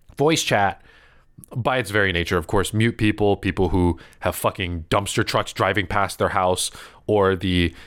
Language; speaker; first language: English; early bilingual, other home language; Filipino